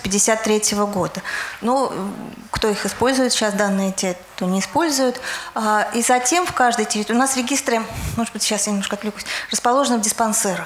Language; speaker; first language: Russian; native; Russian